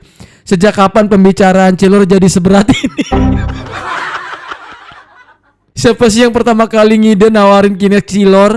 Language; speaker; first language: Indonesian; native; Indonesian